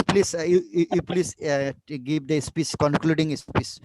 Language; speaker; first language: English; non-native, local second language; Bangla